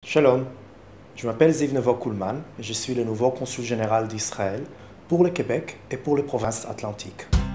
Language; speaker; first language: French; non-native, fluent; Hebrew